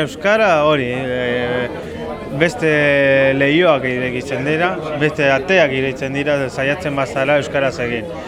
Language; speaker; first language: Basque; early bilingual, heritage; Spanish